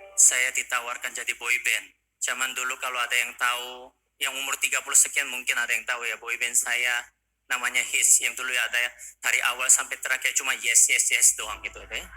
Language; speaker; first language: Indonesian; non-native, fluent; Korean